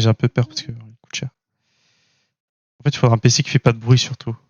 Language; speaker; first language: French; native; French